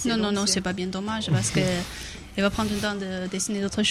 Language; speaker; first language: French; non-native, learner; Chinese